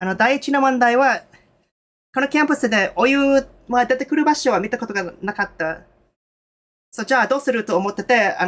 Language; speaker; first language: Japanese; non-native, learner; English